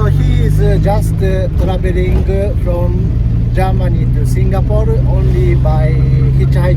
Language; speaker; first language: English; non-native, learner; Japanese